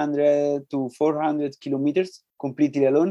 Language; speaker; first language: English; non-native, fluent; Italian